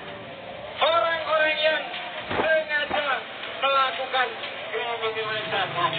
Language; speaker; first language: Indonesian; native; Indonesian